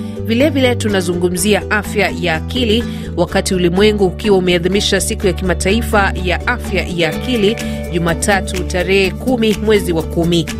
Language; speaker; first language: Swahili; non-native, local second language; Kalenjin